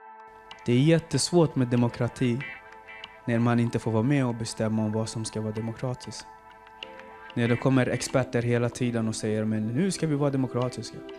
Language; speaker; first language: Swedish; non-native, fluent; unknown